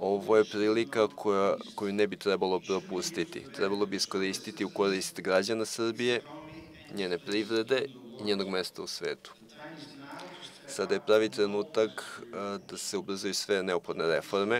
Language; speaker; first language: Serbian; non-native, fluent; Italian